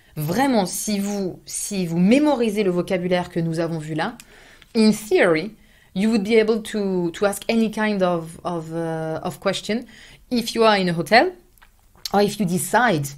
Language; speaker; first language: English; non-native, fluent; French